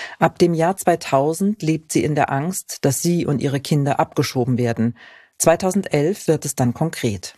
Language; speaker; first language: German; native; German